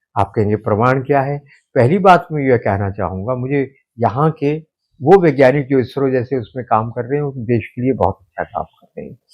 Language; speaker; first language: Hindi; native; Hindi